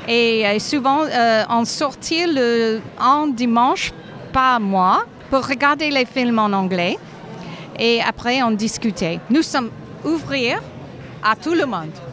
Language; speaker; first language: French; non-native, fluent; English